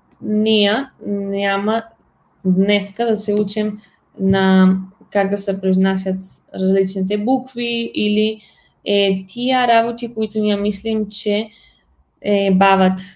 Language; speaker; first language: Bulgarian; non-native, fluent; Spanish